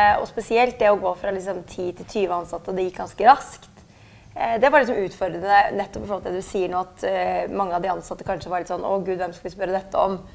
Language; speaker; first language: Norwegian; early bilingual, other home language; German